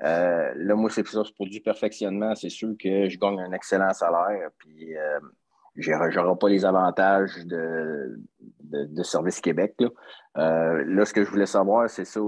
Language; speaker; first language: French; native; French